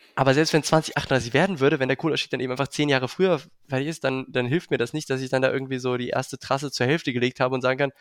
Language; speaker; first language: German; native; German